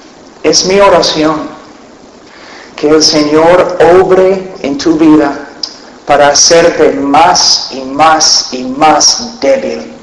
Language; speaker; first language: Spanish; non-native, fluent; English